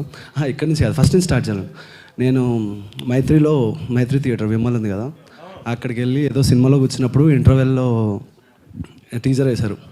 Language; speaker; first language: Telugu; native; Telugu